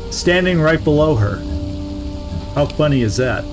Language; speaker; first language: English; native; English